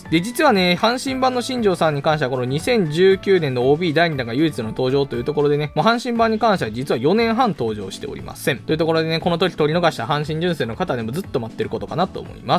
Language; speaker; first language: Japanese; native; Japanese